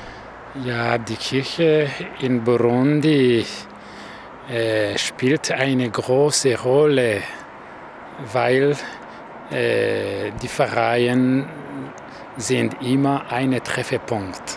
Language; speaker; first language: German; non-native, fluent; Rundi